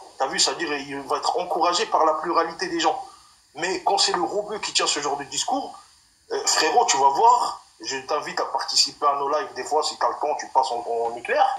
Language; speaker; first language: French; early bilingual, other home language; Arabic